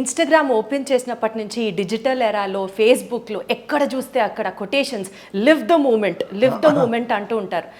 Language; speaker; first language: Telugu; native; Telugu